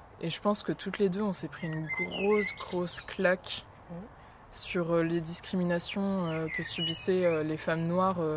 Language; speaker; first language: French; native; French